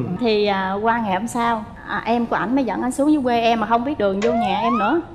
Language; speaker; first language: Vietnamese; native; Vietnamese